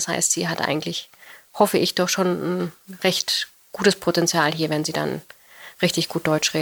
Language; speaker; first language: German; native; German